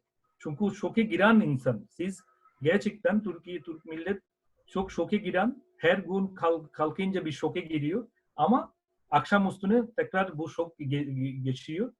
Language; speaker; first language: Turkish; non-native, fluent; Bangla